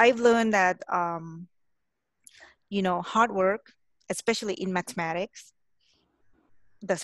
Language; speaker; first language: English; non-native, fluent; Thai